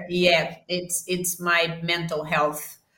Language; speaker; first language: English; non-native, fluent; Portuguese